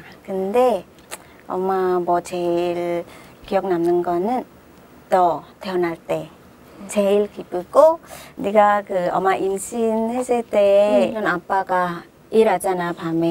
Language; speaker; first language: Korean; non-native, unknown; Khmer